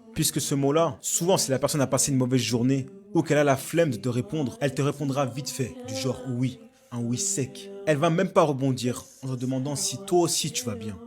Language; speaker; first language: French; native; French